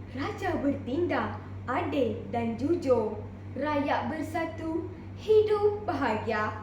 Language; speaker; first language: Malay; non-native, local second language; Tamil